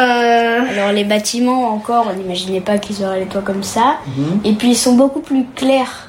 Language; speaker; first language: French; early bilingual, heritage; French